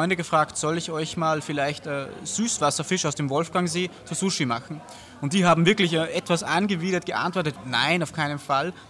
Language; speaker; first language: German; native; German